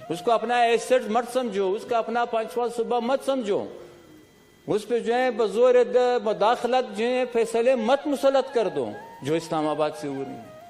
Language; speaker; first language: Urdu; non-native, local second language; Pashto